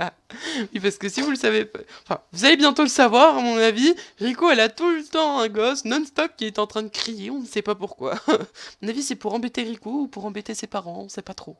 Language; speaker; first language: French; native; French